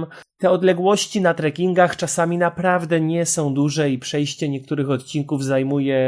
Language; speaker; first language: Polish; native; Polish